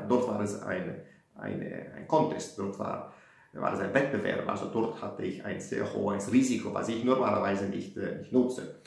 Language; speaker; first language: German; non-native, fluent; Italian